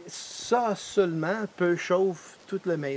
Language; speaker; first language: French; non-native, fluent; English